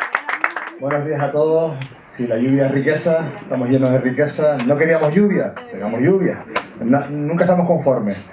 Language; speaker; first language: Spanish; native; Spanish